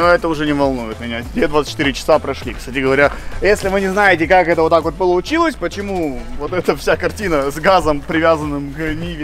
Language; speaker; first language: Russian; native; Russian